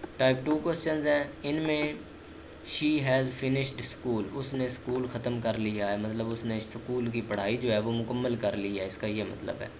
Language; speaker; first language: Urdu; non-native, local second language; Punjabi